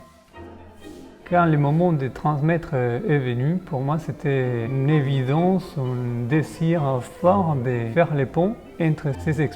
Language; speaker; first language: French; non-native, fluent; Spanish